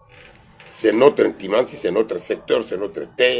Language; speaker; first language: French; non-native, local second language; Kongo